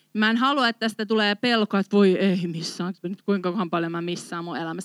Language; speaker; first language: Finnish; native; Finnish